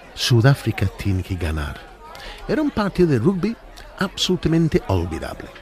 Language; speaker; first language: Spanish; non-native, fluent; English